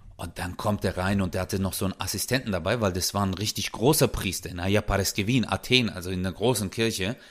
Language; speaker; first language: German; early bilingual, other home language; Turkish